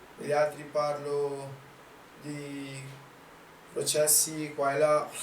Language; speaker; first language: Italian; early bilingual, other home language; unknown